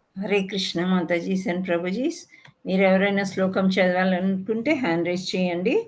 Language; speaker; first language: Telugu; native; Telugu